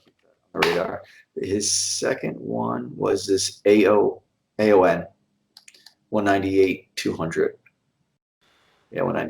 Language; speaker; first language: English; native; English